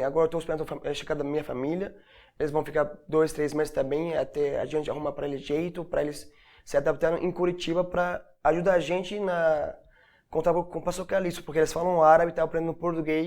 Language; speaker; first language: Portuguese; non-native, learner; Arabic